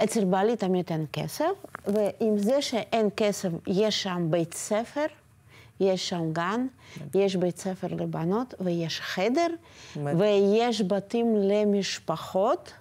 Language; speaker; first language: Hebrew; non-native, fluent; Russian